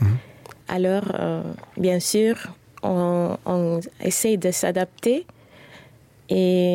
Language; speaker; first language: French; non-native, fluent; Spanish